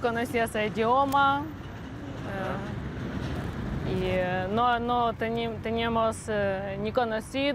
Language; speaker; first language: Spanish; non-native, learner; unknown